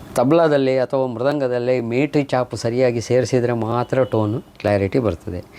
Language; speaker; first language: Kannada; native; Kannada